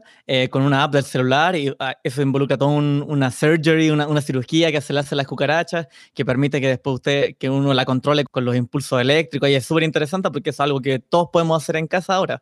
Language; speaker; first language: Spanish; native; Spanish